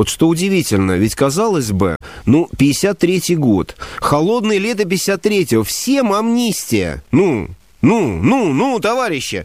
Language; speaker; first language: Russian; native; Russian